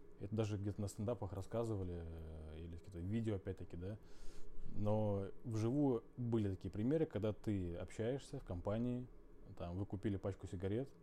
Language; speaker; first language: Russian; native; Russian